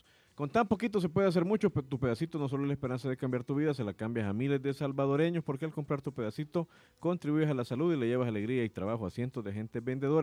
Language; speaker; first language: Spanish; native; Spanish